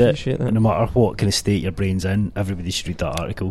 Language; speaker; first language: English; native; English